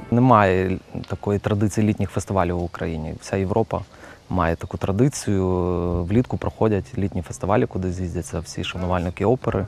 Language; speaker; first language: Ukrainian; native; Ukrainian